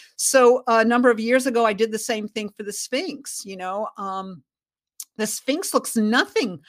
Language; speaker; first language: English; native; English